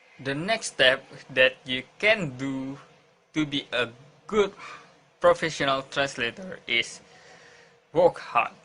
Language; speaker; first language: English; non-native, learner; Indonesian